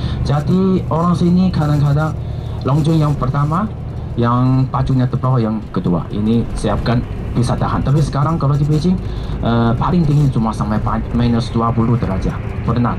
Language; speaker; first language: Indonesian; non-native, fluent; Chinese